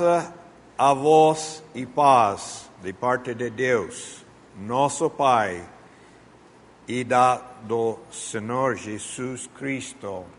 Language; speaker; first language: Portuguese; non-native, fluent; Spanish